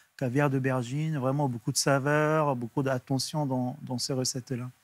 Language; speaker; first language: French; non-native, local second language; Arabic